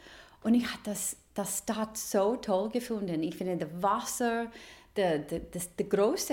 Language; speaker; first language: German; non-native, learner; English